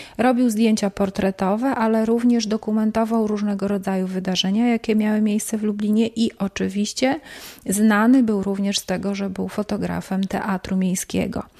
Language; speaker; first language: Polish; native; Polish